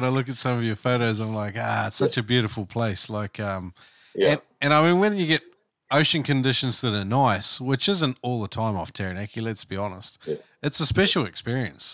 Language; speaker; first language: English; native; English